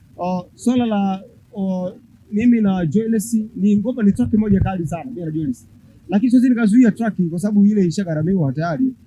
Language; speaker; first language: Swahili; native; Swahili